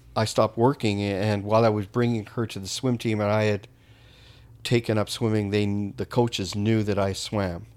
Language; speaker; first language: English; native; English